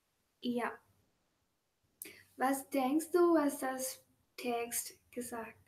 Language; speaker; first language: German; non-native, learner; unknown